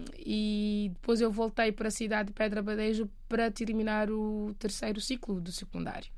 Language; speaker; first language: Portuguese; non-native, local second language; Kabuverdianu